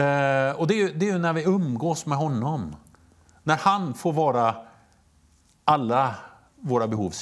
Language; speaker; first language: Swedish; native; Swedish